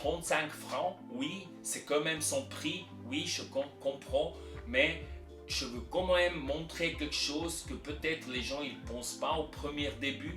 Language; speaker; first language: French; non-native, local second language; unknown